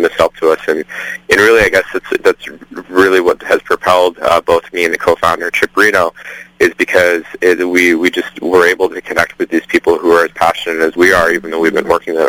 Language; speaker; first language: English; native; English